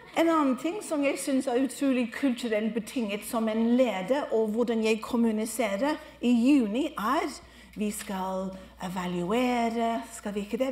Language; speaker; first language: Norwegian; non-native, fluent; English